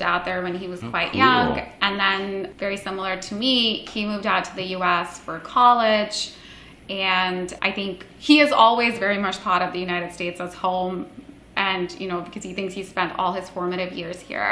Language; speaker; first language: English; non-native, local second language; Hindi